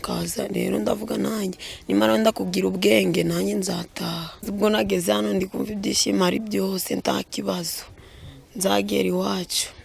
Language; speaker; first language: Kinyarwanda; early bilingual, heritage; Kinyarwanda